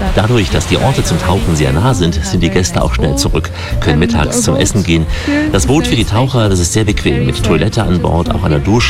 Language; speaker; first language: German; native; German